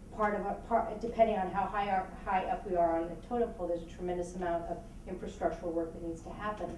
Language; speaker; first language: English; native; English